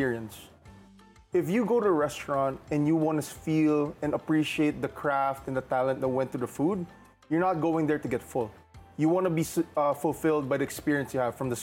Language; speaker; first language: English; non-native, local second language; Filipino